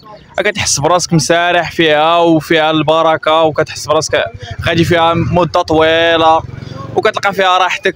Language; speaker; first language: Arabic; native; Arabic